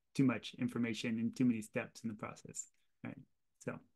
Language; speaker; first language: English; native; English